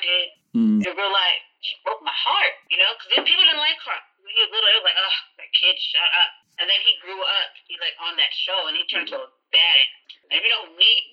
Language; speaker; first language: English; native; English